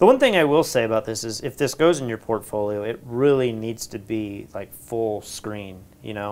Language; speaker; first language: English; native; English